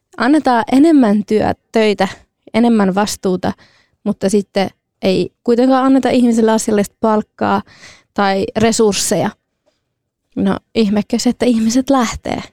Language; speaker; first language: Finnish; early bilingual, other home language; Kurdish